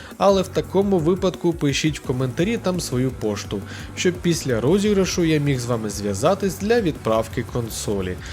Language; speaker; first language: Ukrainian; native; Ukrainian